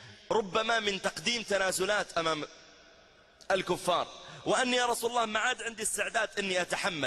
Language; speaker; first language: Arabic; native; Arabic